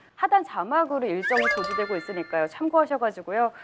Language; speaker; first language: Korean; native; Korean